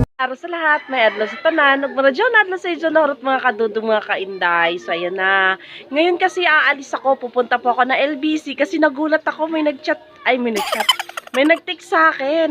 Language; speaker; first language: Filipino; non-native, local second language; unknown